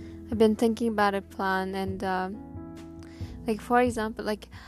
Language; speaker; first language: English; non-native, learner; Japanese